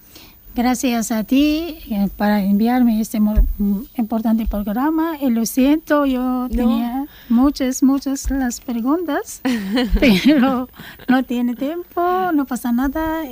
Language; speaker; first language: Spanish; non-native, learner; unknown